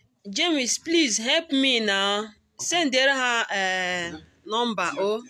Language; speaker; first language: English; non-native, local second language; Igbo